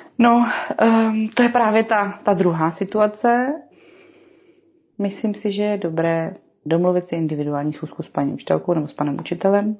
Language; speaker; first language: Czech; native; Czech